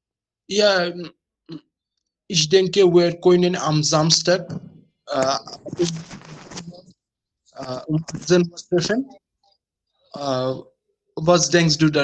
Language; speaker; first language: German; non-native, learner; Bangla